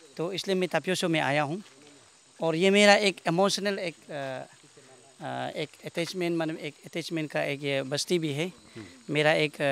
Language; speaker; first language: Hindi; non-native, local second language; Nyishi